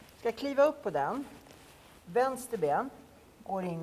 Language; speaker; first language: Swedish; native; Swedish